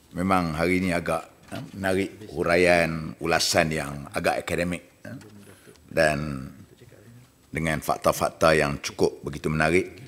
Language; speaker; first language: Malay; native; Malay